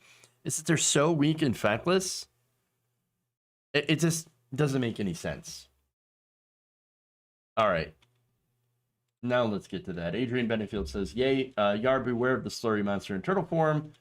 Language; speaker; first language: English; native; English